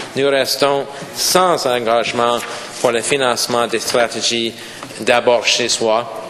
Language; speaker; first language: French; non-native, local second language; English